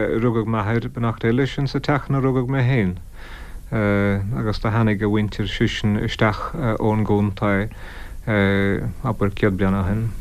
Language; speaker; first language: Irish; non-native, local second language; English